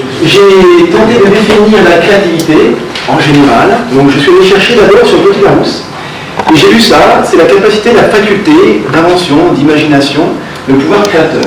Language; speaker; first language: French; native; French